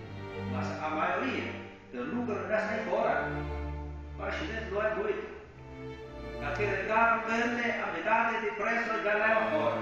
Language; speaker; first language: Portuguese; non-native, fluent; Chinese